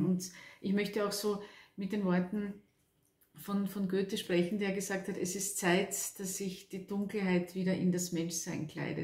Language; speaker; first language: German; native; German